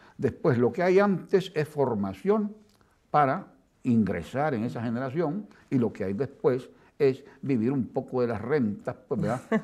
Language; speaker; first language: Spanish; native; Spanish